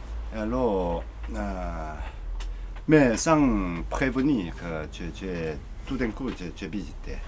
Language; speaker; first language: French; non-native, learner; Korean